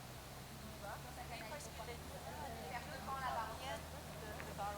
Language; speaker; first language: French; non-native, learner; English